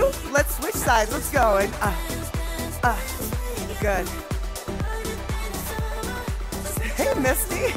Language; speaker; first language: English; native; English